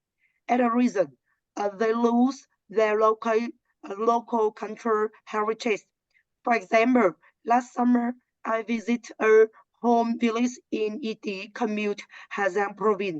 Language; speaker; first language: English; non-native, learner; Vietnamese